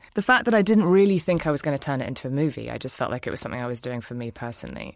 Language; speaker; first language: English; native; English